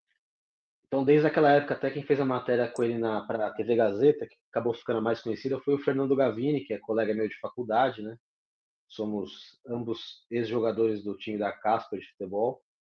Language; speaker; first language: Portuguese; native; Portuguese